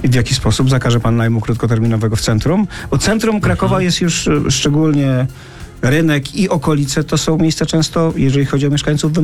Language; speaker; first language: Polish; native; Polish